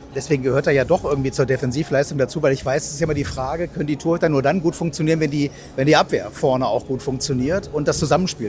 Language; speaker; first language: German; native; German